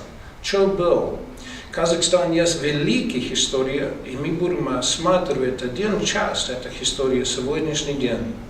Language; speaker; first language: Russian; non-native, learner; English